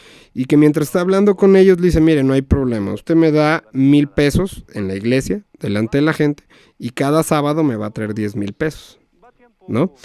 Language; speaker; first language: Spanish; native; Spanish